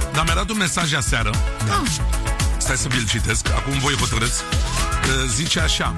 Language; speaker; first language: Romanian; native; Romanian